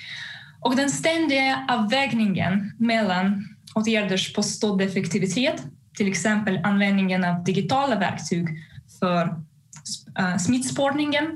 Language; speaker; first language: Swedish; non-native, fluent; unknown